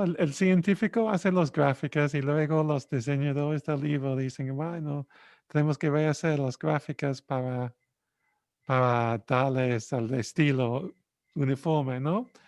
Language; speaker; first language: Spanish; non-native, fluent; English